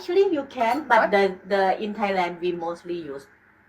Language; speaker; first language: English; non-native, fluent; Thai